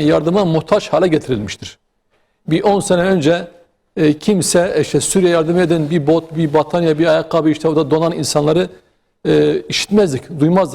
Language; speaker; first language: Turkish; native; Turkish